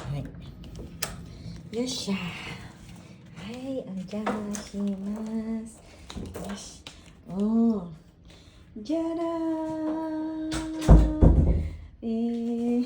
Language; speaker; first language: Japanese; non-native, learner; Filipino